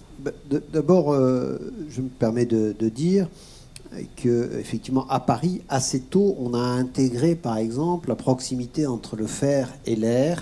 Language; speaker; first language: French; native; French